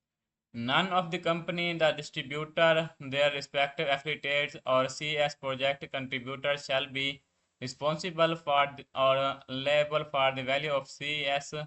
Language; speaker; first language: English; non-native, learner; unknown